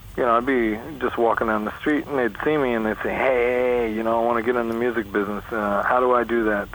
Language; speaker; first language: English; native; English